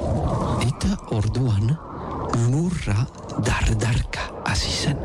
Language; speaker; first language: Basque; native; Basque